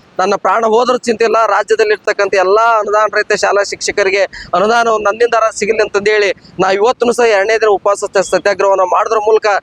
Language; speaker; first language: Kannada; native; Kannada